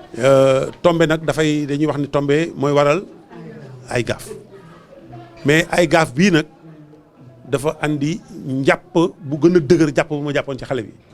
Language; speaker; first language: Wolof; native; Wolof